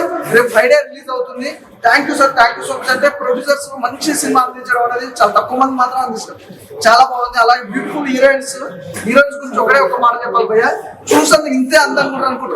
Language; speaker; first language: Telugu; native; Telugu